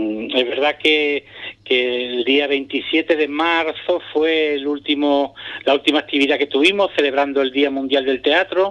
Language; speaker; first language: Spanish; native; Spanish